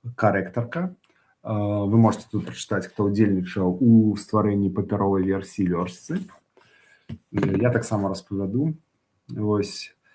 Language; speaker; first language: Belarusian; non-native, local second language; Russian